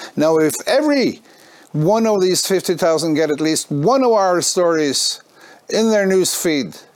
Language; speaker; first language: English; non-native, fluent; Norwegian